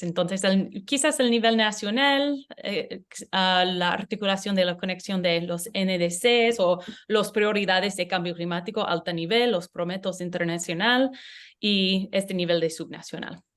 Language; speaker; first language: Spanish; non-native, learner; English